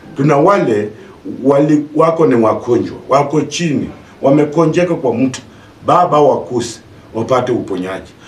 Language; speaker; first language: Swahili; non-native, local second language; Luyia